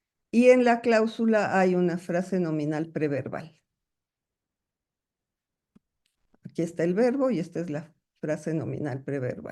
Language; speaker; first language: Spanish; non-native, fluent; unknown